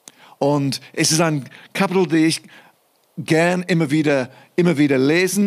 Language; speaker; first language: German; non-native, fluent; English